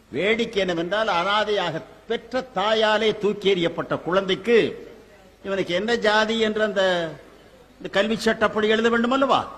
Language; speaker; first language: Tamil; native; Tamil